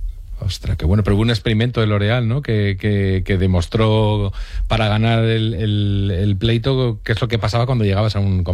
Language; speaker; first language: Spanish; native; Spanish